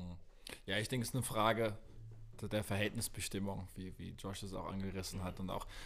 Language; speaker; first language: German; native; German